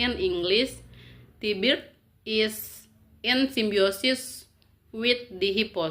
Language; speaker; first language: English; non-native, learner; Indonesian